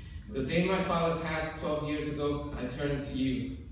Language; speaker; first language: English; early bilingual, other home language; Spanish